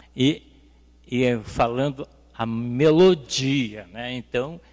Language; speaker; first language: Portuguese; native; Portuguese